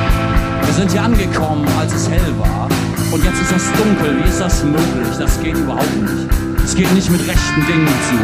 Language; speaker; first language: German; native; German